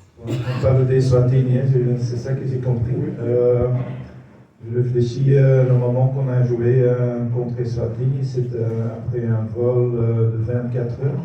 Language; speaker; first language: French; non-native, local second language; Dutch